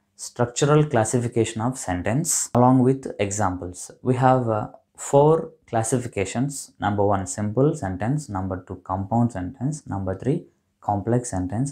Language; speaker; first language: English; non-native, local second language; Telugu